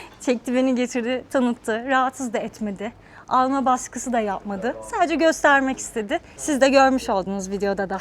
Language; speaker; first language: Turkish; native; Turkish